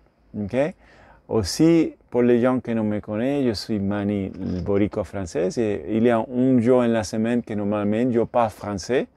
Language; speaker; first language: French; non-native, learner; Spanish